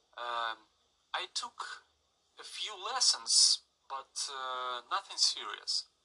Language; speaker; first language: English; non-native, learner; Russian